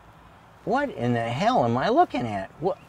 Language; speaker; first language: English; native; English